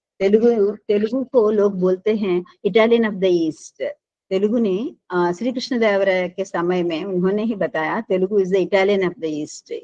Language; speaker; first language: Hindi; non-native, local second language; Telugu